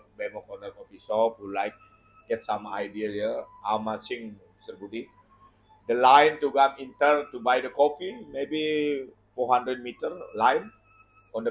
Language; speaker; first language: English; non-native, learner; Indonesian